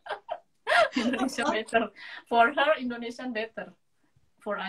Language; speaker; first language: English; non-native, learner; Indonesian